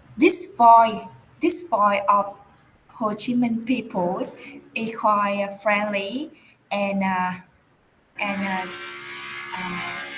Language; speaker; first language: English; non-native, learner; Vietnamese